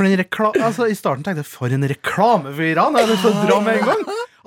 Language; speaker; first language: Norwegian; native; Norwegian